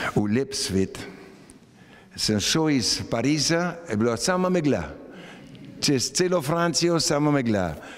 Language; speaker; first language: Slovenian; early bilingual, heritage; Slovenian